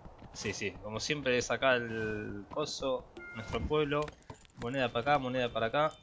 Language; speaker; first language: Spanish; native; Spanish